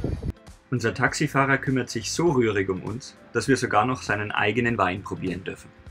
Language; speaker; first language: German; native; German